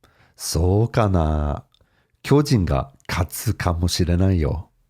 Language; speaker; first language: Japanese; non-native, fluent; English